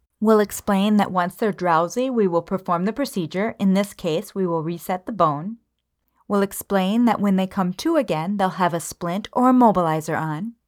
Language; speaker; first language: English; native; English